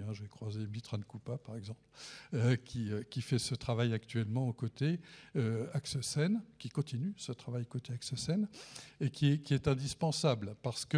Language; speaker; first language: French; native; French